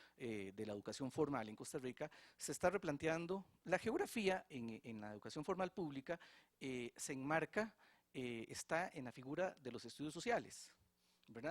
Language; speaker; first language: Spanish; native; Spanish